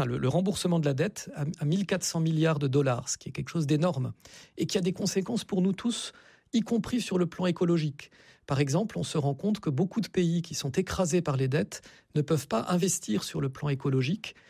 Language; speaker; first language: French; native; French